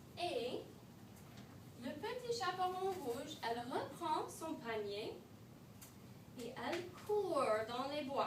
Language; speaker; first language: French; non-native, fluent; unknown